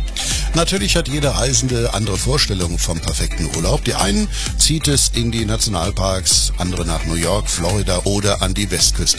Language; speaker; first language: German; native; German